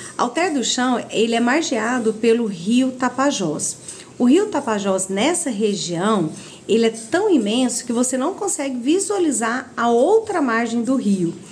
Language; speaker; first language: Portuguese; native; Portuguese